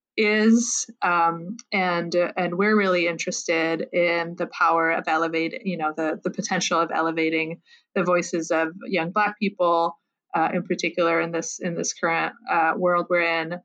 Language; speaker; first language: English; non-native, fluent; French